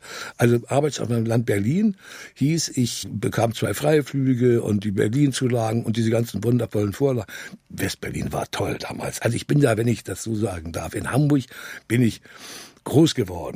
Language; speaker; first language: German; native; German